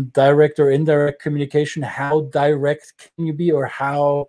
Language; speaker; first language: English; non-native, fluent; German